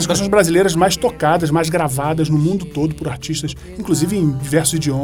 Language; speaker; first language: Portuguese; native; Portuguese